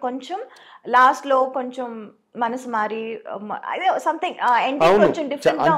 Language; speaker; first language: Telugu; non-native, local second language; Tamil